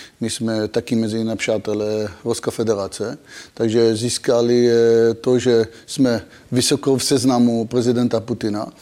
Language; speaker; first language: Czech; non-native, fluent; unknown